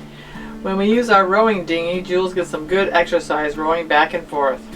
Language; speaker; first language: English; native; English